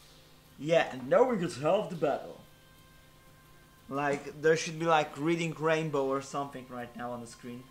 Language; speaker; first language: English; non-native, fluent; Polish